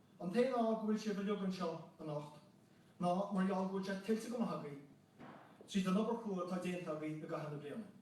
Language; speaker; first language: Irish; native; Irish